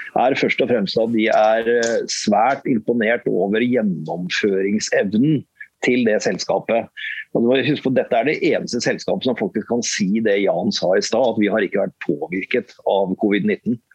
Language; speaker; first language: Norwegian; native; Norwegian